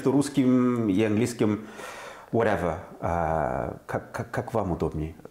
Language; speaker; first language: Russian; early bilingual, heritage; Russian